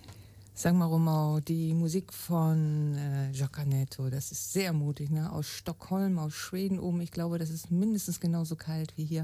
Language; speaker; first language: German; native; German